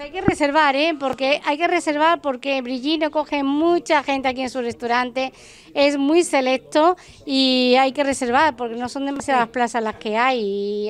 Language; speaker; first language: Spanish; native; Spanish